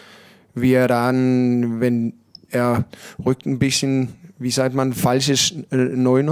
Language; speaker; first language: German; non-native, learner; Danish